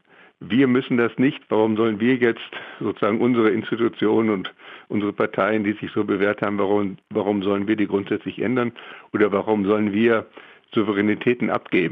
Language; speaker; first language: German; native; German